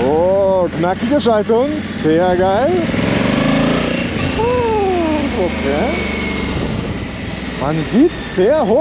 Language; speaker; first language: German; native; German